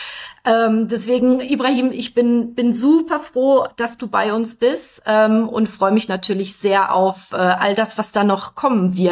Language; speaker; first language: German; native; German